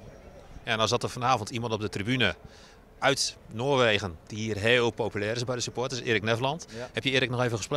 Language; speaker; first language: Dutch; native; Dutch